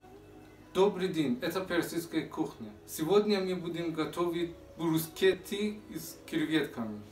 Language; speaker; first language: Russian; non-native, fluent; Persian